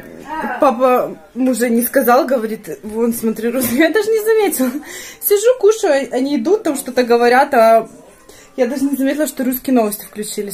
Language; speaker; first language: Russian; native; Russian